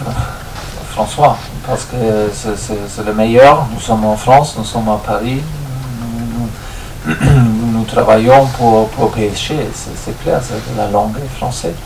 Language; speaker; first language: French; non-native, fluent; German